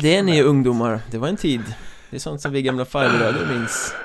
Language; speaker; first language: Swedish; native; Swedish